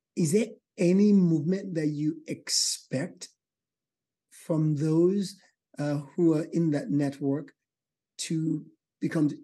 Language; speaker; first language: English; non-native, local second language; Yoruba